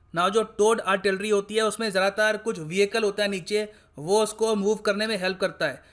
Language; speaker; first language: Hindi; native; Hindi